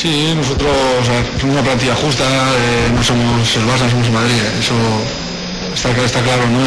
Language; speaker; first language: Spanish; native; Spanish